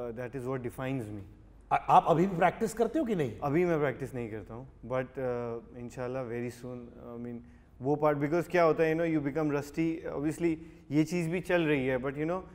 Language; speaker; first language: Hindi; native; Hindi